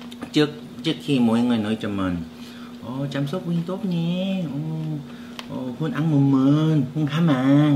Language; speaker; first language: Vietnamese; non-native, learner; Korean